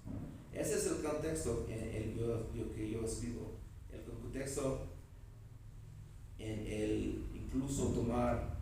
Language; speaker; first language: Spanish; non-native, learner; English